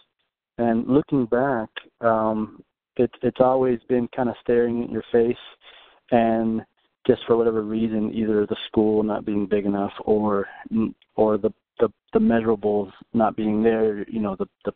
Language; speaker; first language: English; native; English